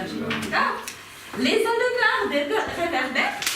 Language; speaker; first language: French; non-native, fluent; Ukrainian